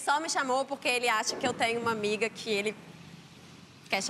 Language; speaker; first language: Portuguese; native; Portuguese